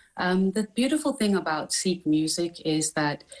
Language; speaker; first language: English; native; English